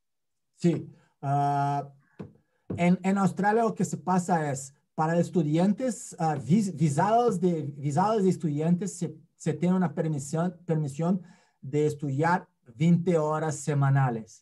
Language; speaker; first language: Spanish; non-native, fluent; Portuguese